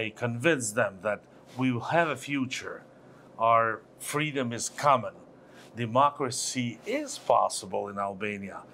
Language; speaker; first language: English; non-native, fluent; Albanian